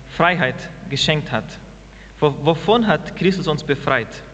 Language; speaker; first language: German; non-native, fluent; Portuguese